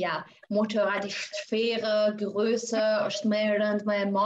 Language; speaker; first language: German; non-native, fluent; Albanian